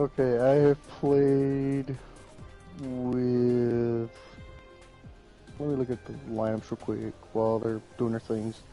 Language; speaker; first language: English; native; English